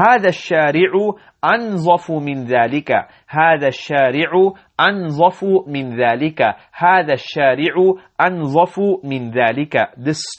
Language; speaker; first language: Arabic; non-native, fluent; English